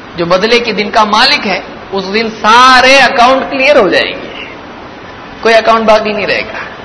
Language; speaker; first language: Urdu; native; Urdu